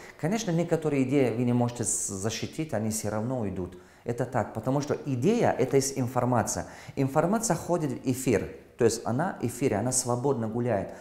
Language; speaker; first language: Russian; non-native, local second language; Tajik